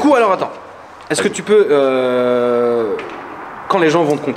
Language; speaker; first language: French; native; French